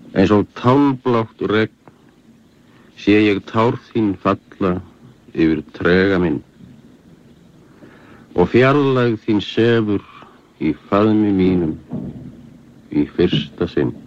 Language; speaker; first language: Icelandic; native; Icelandic